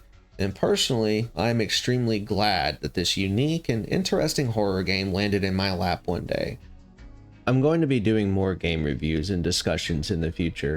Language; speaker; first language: English; native; English